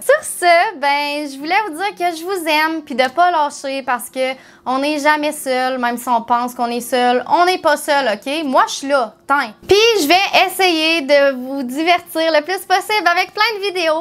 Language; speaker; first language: French; native; French